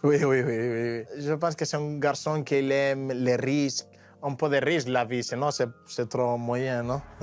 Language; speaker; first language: French; non-native, fluent; Spanish